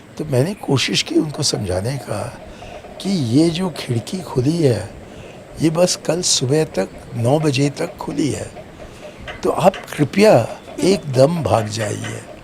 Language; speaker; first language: Hindi; non-native, local second language; Tamil